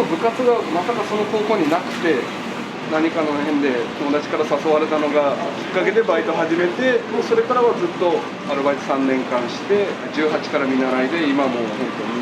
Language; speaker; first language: Japanese; native; Japanese